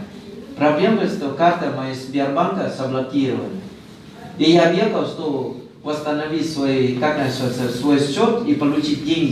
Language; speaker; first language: Russian; non-native, fluent; Thai